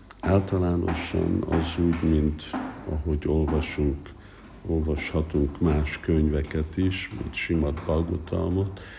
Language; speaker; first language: Hungarian; early bilingual, heritage; Hungarian